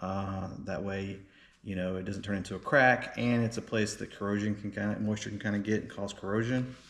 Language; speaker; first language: English; native; English